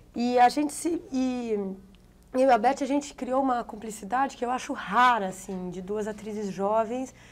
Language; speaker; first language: Portuguese; native; Portuguese